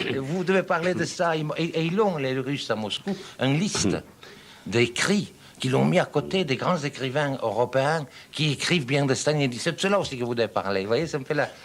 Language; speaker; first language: French; non-native, fluent; Serbian